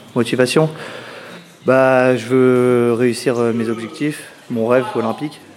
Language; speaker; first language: French; native; French